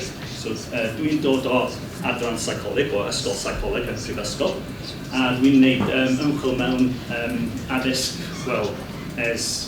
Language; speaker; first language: Welsh; non-native, learner; English